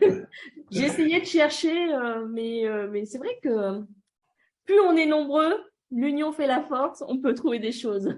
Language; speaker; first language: French; native; French